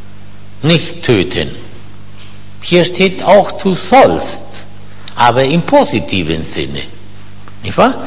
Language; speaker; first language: German; non-native, fluent; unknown